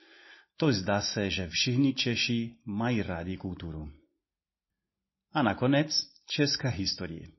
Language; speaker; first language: Czech; non-native, learner; Portuguese